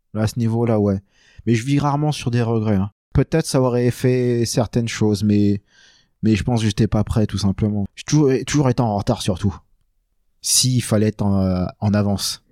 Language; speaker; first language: French; native; French